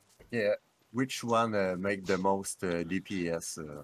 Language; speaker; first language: English; non-native, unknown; French